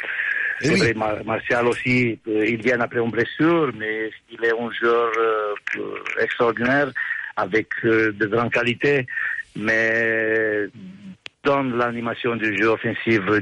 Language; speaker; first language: French; non-native, fluent; Romanian